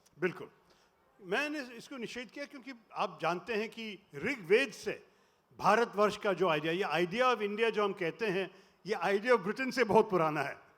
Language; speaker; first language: Hindi; non-native, local second language; Malayalam